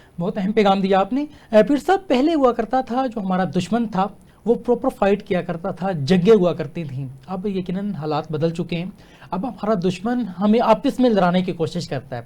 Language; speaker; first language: Urdu; native; Urdu